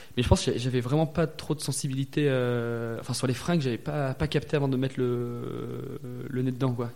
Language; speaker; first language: French; native; French